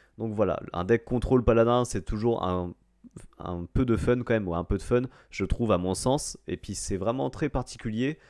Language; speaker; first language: French; native; French